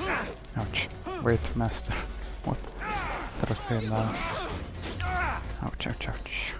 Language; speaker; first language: English; non-native, learner; Lithuanian